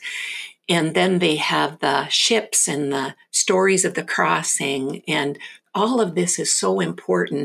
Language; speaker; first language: English; native; English